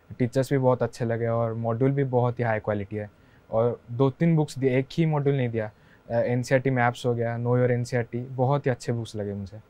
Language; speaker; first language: Hindi; native; Hindi